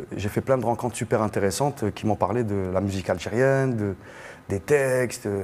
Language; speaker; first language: French; non-native, local second language; Arabic